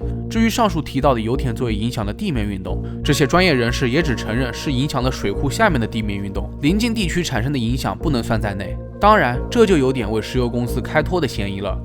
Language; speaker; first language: Chinese; native; Chinese